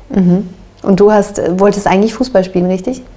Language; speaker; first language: German; native; German